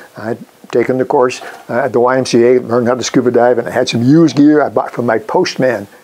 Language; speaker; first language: English; native; English